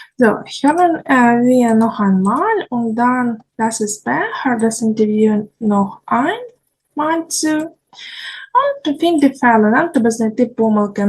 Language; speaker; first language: German; non-native, learner; Ukrainian